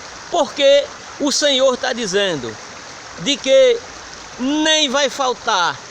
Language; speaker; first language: Portuguese; native; Portuguese